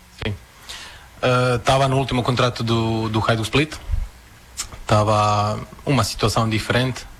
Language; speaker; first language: Portuguese; non-native, fluent; Croatian